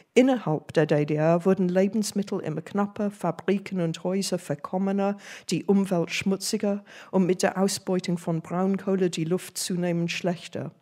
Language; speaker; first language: German; non-native, fluent; English